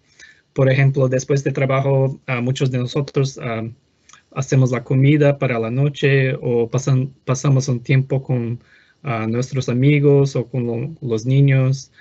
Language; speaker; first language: Spanish; non-native, fluent; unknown